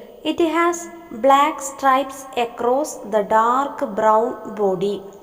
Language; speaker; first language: English; non-native, local second language; Malayalam